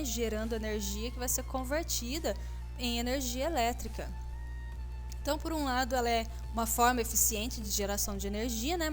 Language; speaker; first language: Portuguese; native; Portuguese